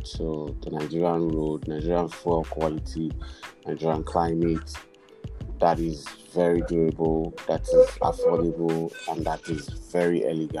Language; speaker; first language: English; non-native, local second language; Yoruba